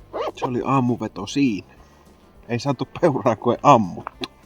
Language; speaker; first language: Finnish; native; Finnish